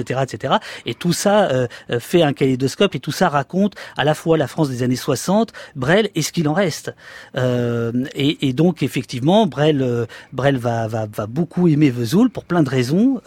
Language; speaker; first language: French; native; French